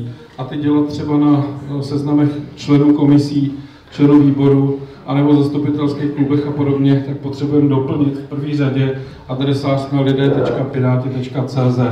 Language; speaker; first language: Czech; native; Czech